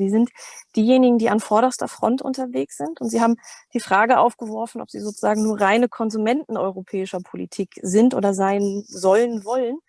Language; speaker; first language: German; native; German